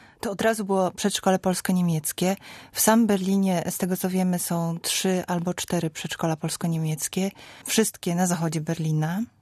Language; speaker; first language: Polish; native; Polish